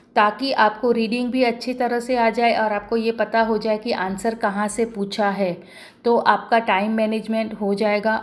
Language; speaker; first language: Hindi; non-native, local second language; Marathi